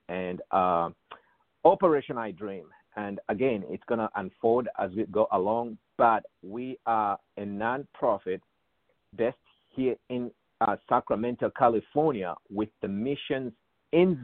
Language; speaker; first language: English; non-native, local second language; Bemba